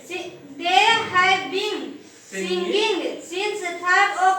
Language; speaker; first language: English; non-native, learner; Hindi